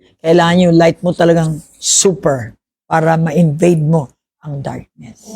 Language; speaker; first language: Filipino; non-native, local second language; Hiligaynon